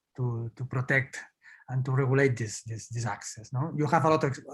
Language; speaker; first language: English; non-native, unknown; Catalan